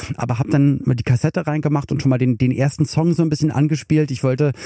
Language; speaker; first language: German; native; German